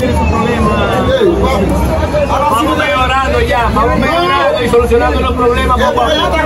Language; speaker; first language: Spanish; native; Spanish